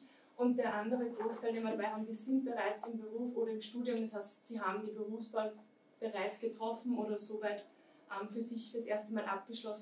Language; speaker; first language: German; native; German